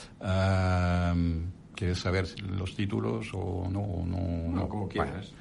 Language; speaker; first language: Spanish; non-native, fluent; French